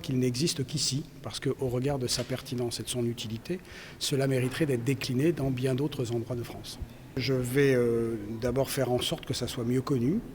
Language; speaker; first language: French; native; French